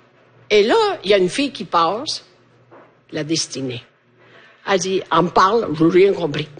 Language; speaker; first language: French; non-native, fluent; Italian